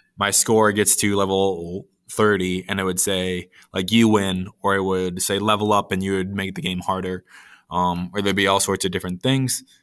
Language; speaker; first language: English; native; English